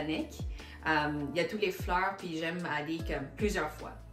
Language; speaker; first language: French; non-native, local second language; English